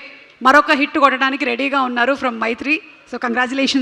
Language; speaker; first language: Telugu; native; Telugu